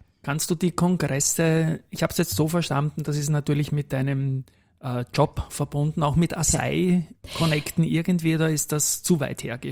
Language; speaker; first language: German; native; German